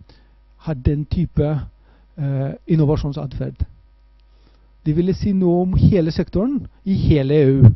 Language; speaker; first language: Norwegian; non-native, fluent; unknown